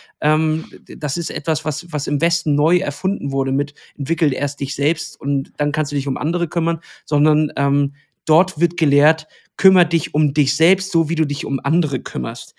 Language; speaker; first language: German; native; German